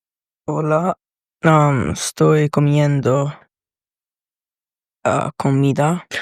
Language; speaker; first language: Spanish; non-native, learner; Dutch